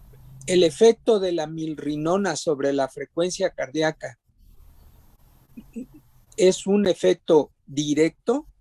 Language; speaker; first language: Spanish; native; Spanish